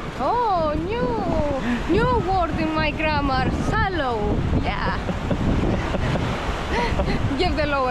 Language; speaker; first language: English; non-native, learner; Greek